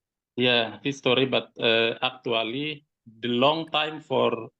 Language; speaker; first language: English; non-native, learner; Indonesian